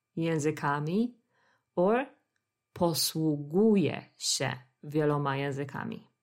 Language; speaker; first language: Polish; native; Polish